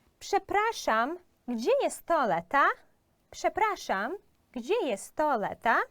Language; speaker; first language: Polish; non-native, fluent; Ukrainian